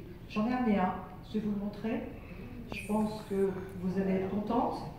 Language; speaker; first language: French; native; French